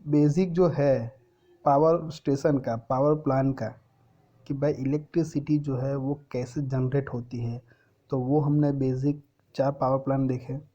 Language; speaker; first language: Hindi; non-native, local second language; Gujarati